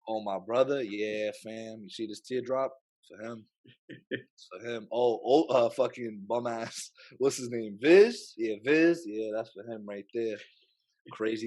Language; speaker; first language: English; native; English